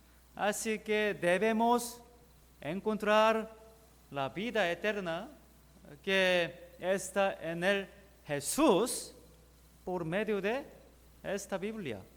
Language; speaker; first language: Spanish; non-native, learner; Korean